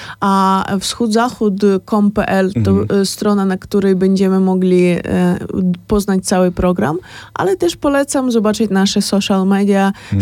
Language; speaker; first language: Polish; non-native, fluent; Ukrainian